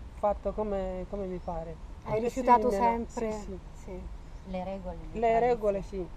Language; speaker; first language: Italian; non-native, fluent; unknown